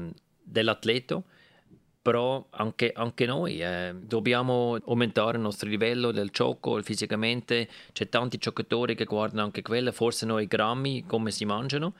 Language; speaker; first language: Italian; non-native, local second language; German